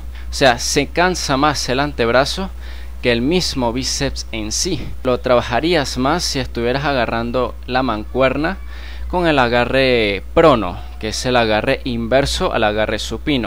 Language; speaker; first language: Spanish; native; Spanish